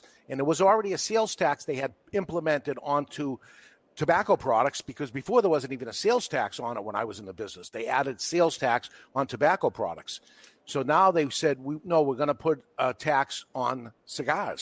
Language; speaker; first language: English; native; English